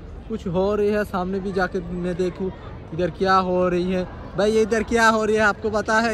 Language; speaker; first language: Hindi; non-native, learner; Bangla